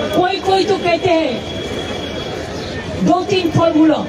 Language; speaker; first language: Hindi; non-native, local second language; Bangla